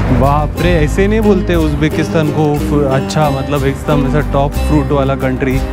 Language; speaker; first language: Hindi; native; Hindi